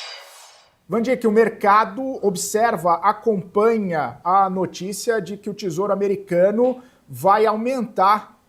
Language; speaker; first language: Portuguese; native; Portuguese